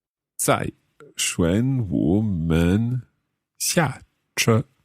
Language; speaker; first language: Chinese; non-native, learner; English